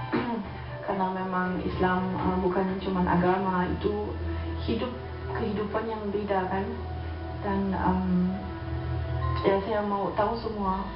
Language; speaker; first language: Indonesian; non-native, learner; German